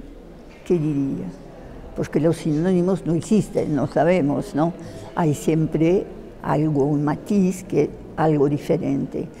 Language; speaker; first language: Spanish; non-native, fluent; French